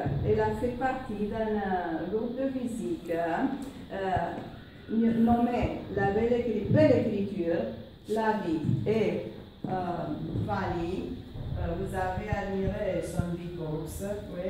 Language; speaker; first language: French; non-native, fluent; Romanian